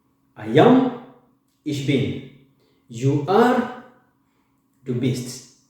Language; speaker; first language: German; non-native, fluent; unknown